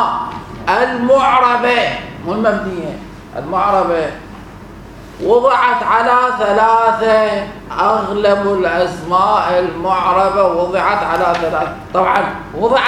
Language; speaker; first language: Arabic; native; Arabic